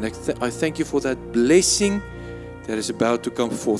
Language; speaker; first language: English; non-native, local second language; Afrikaans